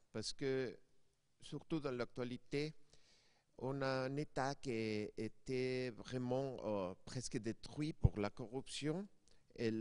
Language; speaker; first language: French; non-native, fluent; Spanish